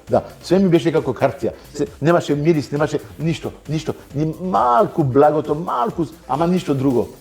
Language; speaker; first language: Macedonian; non-native, fluent; Dutch